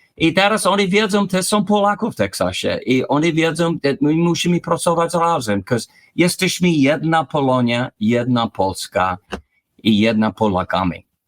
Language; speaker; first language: Polish; early bilingual, heritage; English